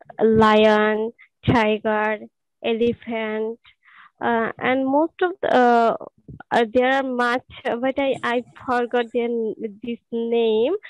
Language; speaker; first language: English; non-native, learner; Bangla